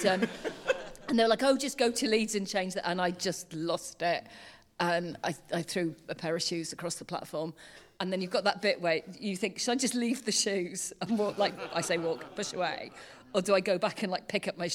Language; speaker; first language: English; native; English